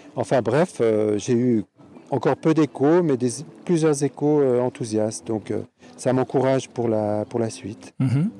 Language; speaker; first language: French; native; French